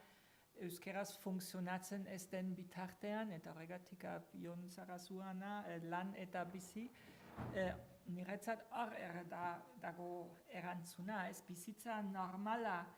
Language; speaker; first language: Basque; non-native, fluent; German